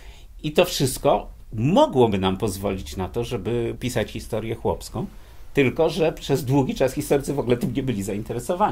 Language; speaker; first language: Polish; native; Polish